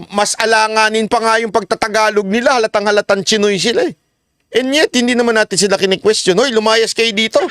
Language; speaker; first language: Filipino; native; Filipino